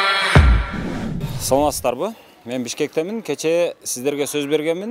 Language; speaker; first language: Kyrgyz; native; Kyrgyz